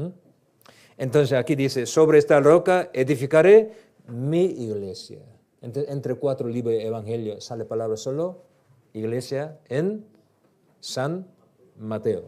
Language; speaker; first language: Spanish; non-native, learner; Korean